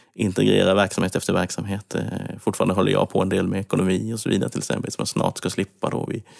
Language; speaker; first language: Swedish; native; Swedish